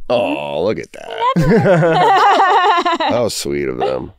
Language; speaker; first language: English; native; English